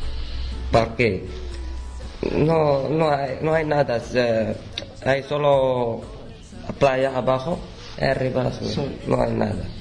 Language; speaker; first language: Spanish; non-native, learner; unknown